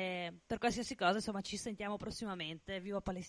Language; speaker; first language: Italian; native; Italian